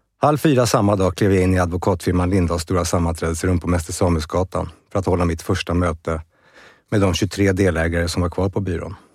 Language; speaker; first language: Swedish; native; Swedish